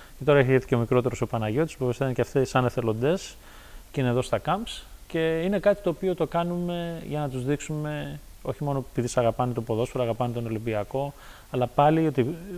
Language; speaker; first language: Greek; early bilingual, heritage; Greek